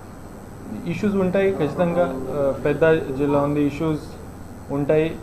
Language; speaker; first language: Telugu; non-native, learner; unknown